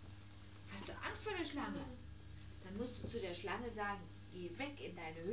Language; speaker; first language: German; native; German